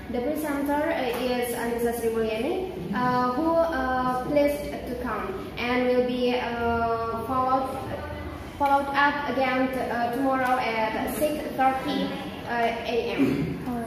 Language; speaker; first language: English; non-native, learner; Indonesian